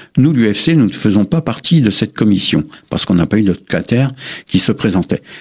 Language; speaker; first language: French; native; French